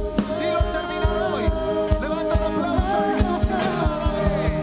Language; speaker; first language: Spanish; native; Spanish